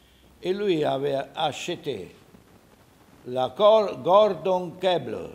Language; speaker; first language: French; non-native, learner; Italian